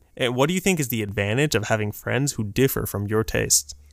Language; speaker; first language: English; early bilingual, other home language; Urdu